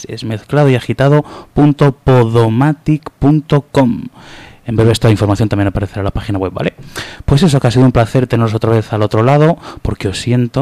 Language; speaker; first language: Spanish; native; Spanish